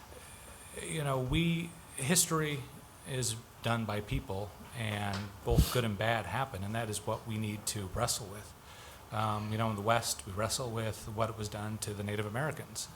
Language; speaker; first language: English; native; English